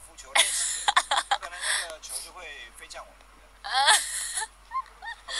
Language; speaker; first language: Chinese; native; Chinese